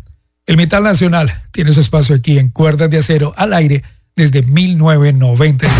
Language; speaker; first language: Spanish; native; Spanish